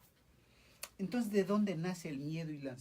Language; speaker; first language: Spanish; native; Spanish